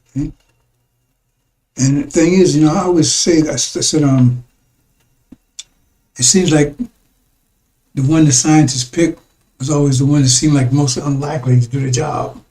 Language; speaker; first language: English; native; English